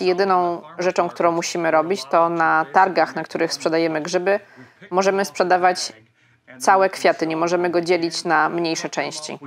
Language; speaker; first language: Polish; native; Polish